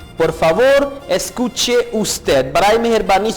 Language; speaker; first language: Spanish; non-native, learner; Urdu